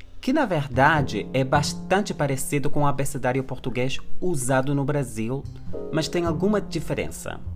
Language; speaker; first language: Portuguese; non-native, fluent; Spanish